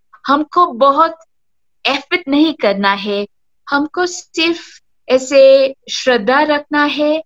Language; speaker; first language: Hindi; early bilingual, heritage; Hindi